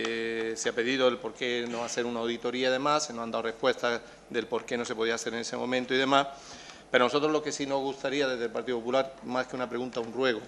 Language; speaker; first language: Spanish; native; Spanish